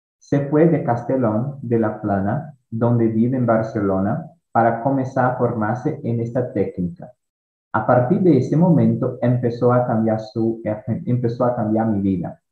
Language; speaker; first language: Spanish; non-native, fluent; Portuguese